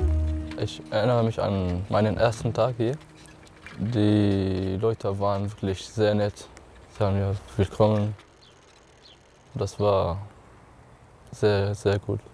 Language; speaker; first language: German; non-native, learner; Arabic